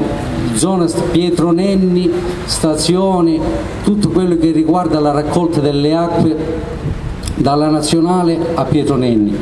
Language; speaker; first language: Italian; native; Italian